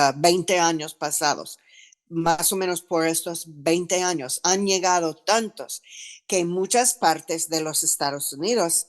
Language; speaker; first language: Spanish; non-native, fluent; English